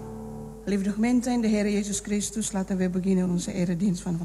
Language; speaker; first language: Dutch; non-native, fluent; Indonesian